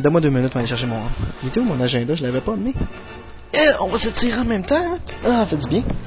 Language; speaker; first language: French; native; French